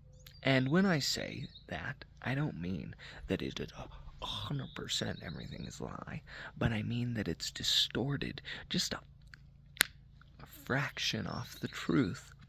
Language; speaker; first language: English; native; English